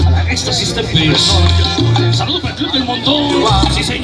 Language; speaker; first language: Spanish; native; Spanish